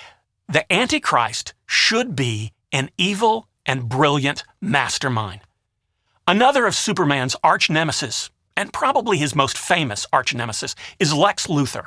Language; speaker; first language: English; native; English